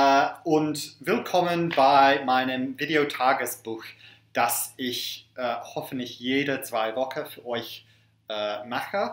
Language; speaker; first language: German; non-native, fluent; English